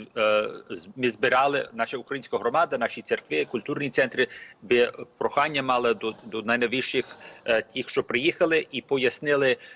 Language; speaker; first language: Ukrainian; early bilingual, heritage; Ukrainian